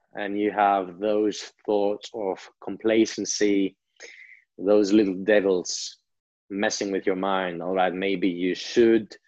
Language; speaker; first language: English; non-native, fluent; Greek